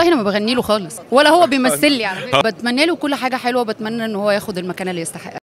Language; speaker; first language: Arabic; native; Arabic